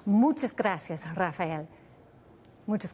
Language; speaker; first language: Spanish; non-native, learner; English